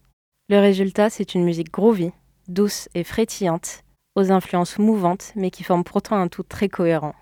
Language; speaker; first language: French; native; French